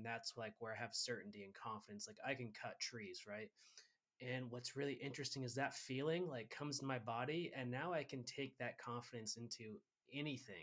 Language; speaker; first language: English; native; English